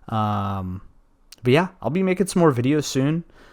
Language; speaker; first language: English; native; English